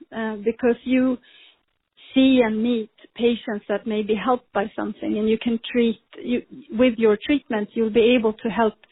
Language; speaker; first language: English; non-native, fluent; Swedish